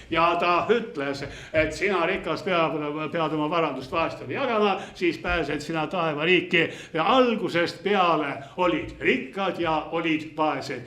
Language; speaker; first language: Estonian; non-native, local second language; Russian